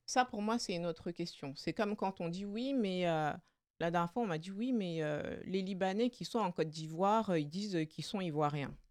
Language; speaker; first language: French; early bilingual, other home language; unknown